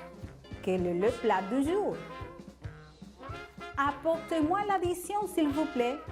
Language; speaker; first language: French; non-native, fluent; Spanish